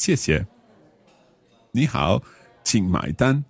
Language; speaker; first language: Chinese; non-native, learner; English